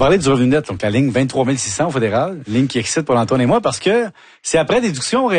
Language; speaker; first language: French; native; French